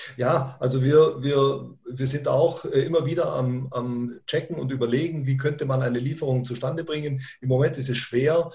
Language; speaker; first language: German; native; German